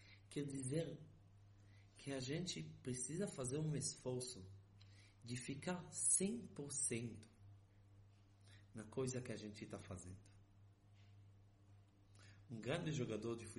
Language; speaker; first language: Portuguese; non-native, fluent; Hebrew